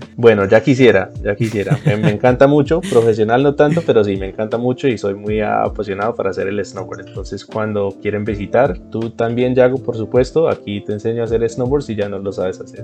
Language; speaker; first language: Spanish; early bilingual, heritage; Spanish